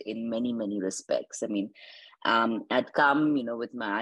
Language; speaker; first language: English; non-native, local second language; Hindi